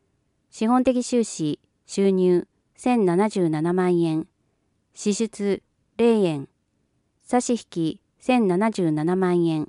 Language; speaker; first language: Japanese; native; Japanese